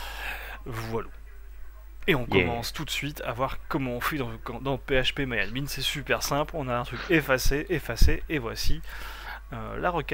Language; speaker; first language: French; native; French